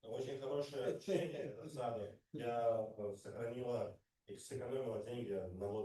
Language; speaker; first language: Russian; native; Russian